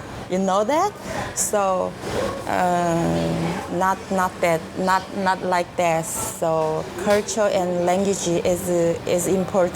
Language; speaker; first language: English; non-native, learner; Korean